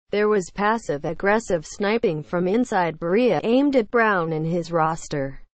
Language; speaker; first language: English; native; English